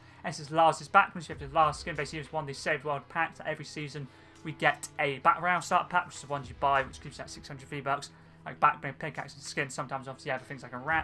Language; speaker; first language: English; native; English